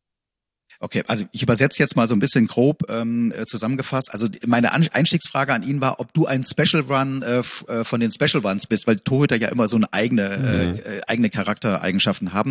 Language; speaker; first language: German; native; German